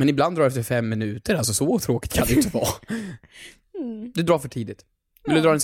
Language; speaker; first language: Swedish; native; Swedish